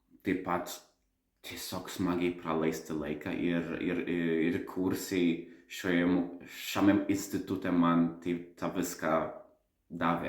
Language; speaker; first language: Lithuanian; non-native, learner; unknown